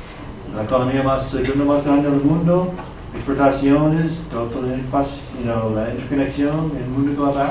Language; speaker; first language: Spanish; non-native, fluent; English